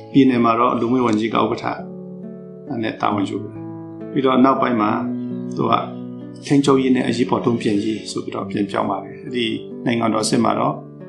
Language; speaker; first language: Burmese; non-native, local second language; Hakha Chin